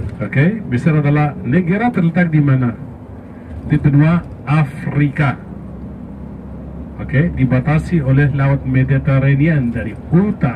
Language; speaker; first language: Indonesian; non-native, fluent; Arabic